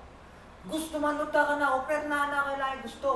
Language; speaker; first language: Cebuano; non-native, learner; Filipino